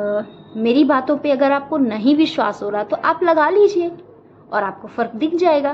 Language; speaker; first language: Hindi; native; Hindi